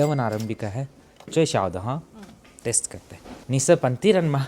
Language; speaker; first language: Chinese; non-native, fluent; Hindi